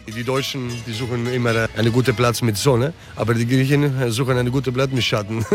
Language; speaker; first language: German; early bilingual, other home language; Greek